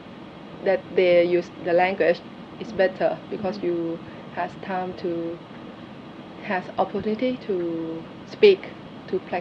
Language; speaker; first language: English; non-native, learner; Thai